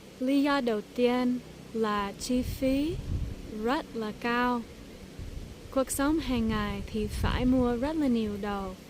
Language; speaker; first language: Vietnamese; early bilingual, heritage; English